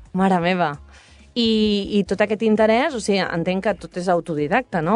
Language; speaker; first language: Catalan; native; Catalan